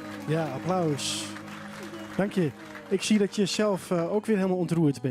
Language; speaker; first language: Dutch; non-native, local second language; Western Frisian